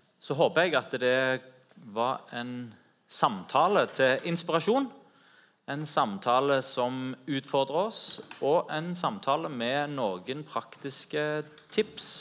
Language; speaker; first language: Norwegian; native; Norwegian